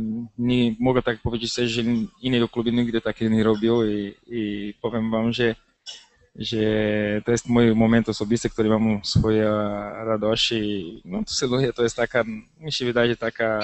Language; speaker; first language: Polish; non-native, learner; Portuguese